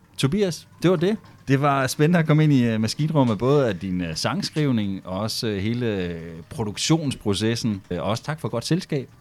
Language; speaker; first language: Danish; native; Danish